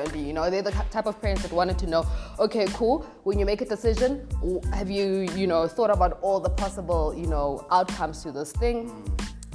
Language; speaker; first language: English; non-native, local second language; Zulu